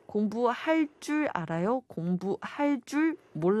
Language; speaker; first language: Korean; non-native, learner; Chinese